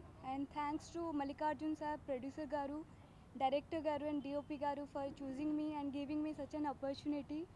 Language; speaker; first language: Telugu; non-native, learner; Odia